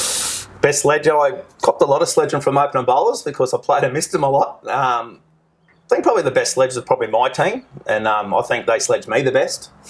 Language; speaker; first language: English; native; English